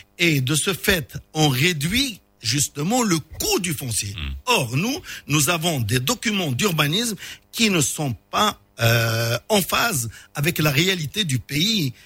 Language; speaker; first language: French; non-native, local second language; Arabic